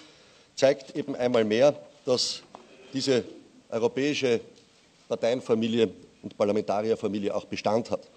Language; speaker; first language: German; native; German